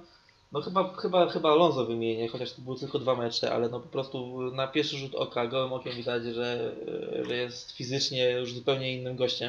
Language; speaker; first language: Polish; native; Polish